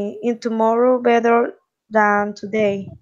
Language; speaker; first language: English; non-native, learner; Spanish